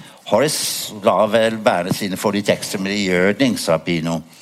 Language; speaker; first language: Norwegian; non-native, fluent; English